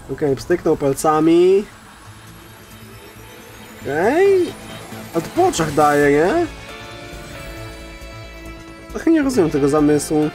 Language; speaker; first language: Polish; native; Polish